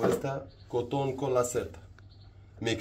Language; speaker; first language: Italian; non-native, learner; Arabic